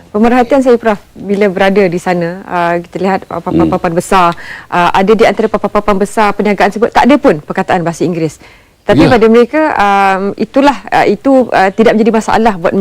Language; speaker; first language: Malay; native; Malay